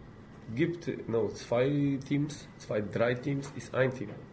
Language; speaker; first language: German; non-native, fluent; Polish